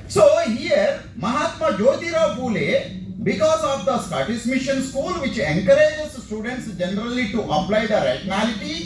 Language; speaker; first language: English; non-native, local second language; Telugu